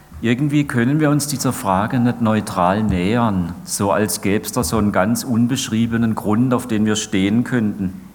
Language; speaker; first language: German; native; German